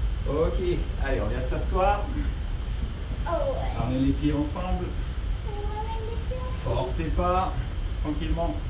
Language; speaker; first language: French; native; French